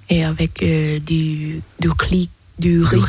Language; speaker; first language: French; non-native, learner; Thai